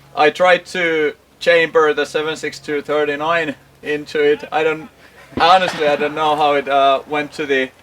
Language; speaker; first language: English; non-native, fluent; Finnish